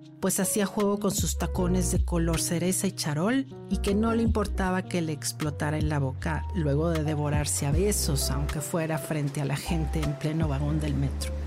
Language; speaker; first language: Spanish; native; Spanish